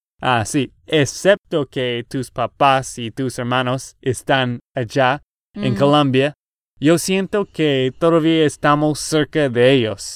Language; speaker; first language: Spanish; non-native, fluent; English